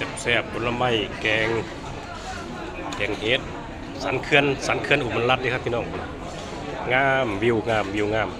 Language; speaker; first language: Thai; non-native, local second language; Lao